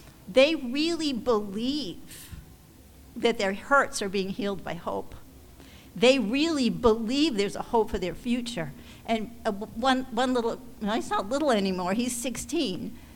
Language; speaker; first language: English; native; English